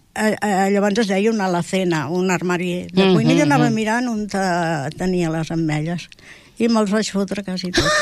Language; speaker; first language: Catalan; non-native, local second language; Spanish